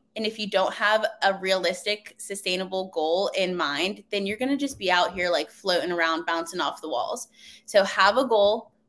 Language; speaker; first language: English; native; English